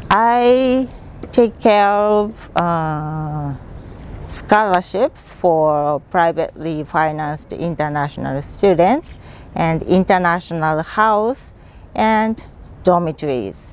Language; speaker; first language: English; non-native, fluent; Japanese